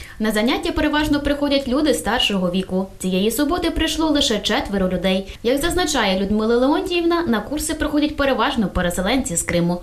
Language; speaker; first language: Ukrainian; native; Ukrainian